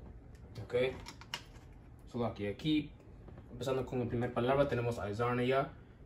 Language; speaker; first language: Spanish; non-native, learner; English